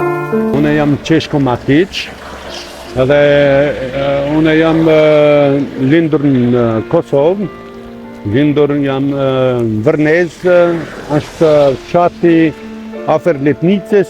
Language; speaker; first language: Albanian; non-native, local second language; Croatian